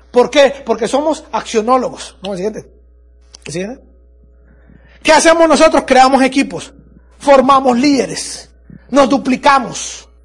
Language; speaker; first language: Spanish; native; Spanish